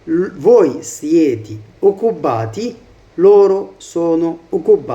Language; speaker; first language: Italian; non-native, fluent; Arabic